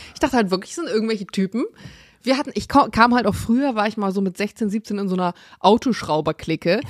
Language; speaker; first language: German; early bilingual, other home language; Vietnamese